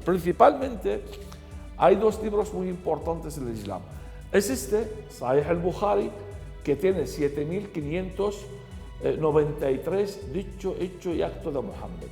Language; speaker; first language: Spanish; non-native, fluent; Arabic